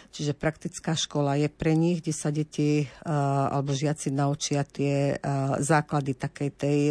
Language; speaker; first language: Slovak; native; Slovak